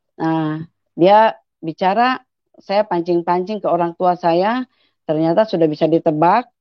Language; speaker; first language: Indonesian; native; Indonesian